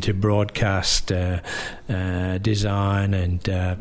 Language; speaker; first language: English; native; English